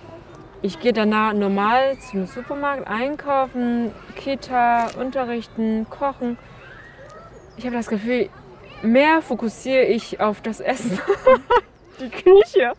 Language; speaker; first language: German; non-native, learner; Chinese